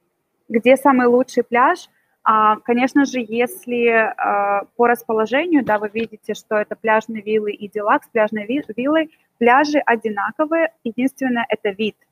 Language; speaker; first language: Russian; native; Russian